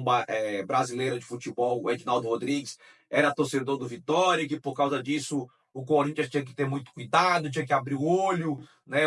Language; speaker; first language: Portuguese; native; Portuguese